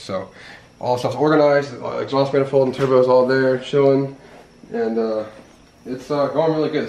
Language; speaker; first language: English; native; English